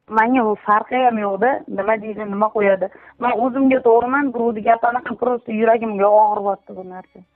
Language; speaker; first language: Uzbek; early bilingual, heritage; Uzbek